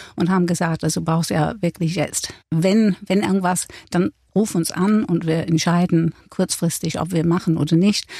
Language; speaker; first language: German; non-native, fluent; English